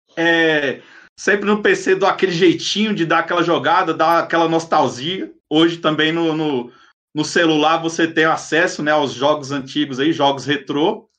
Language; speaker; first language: Portuguese; native; Portuguese